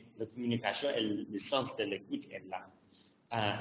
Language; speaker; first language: French; non-native, fluent; English